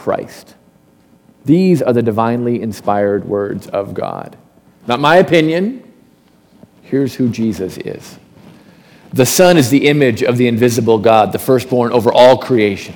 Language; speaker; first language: English; native; English